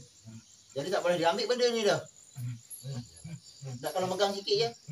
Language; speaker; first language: Indonesian; native; Indonesian